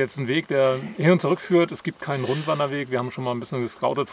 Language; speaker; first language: German; native; German